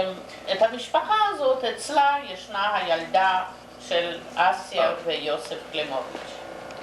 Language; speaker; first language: Hebrew; non-native, fluent; Yiddish